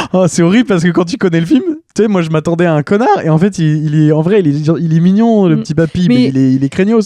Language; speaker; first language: French; native; French